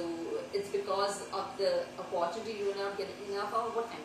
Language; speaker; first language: English; non-native, local second language; Hindi